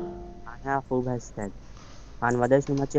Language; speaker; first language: Persian; non-native, learner; Urdu